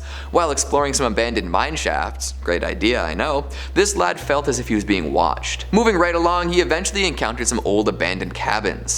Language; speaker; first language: English; native; English